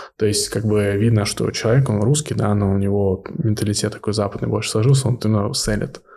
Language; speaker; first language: Russian; early bilingual, heritage; Russian